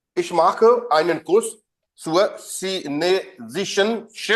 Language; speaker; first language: German; non-native, fluent; Hindi